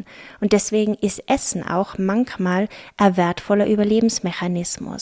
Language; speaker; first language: German; native; German